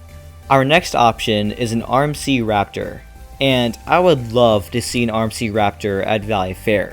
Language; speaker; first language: English; native; English